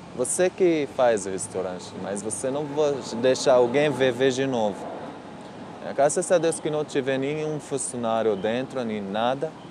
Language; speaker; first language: Portuguese; non-native, learner; Arabic